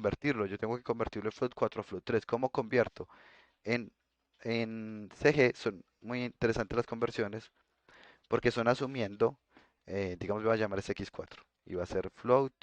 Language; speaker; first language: Spanish; native; Spanish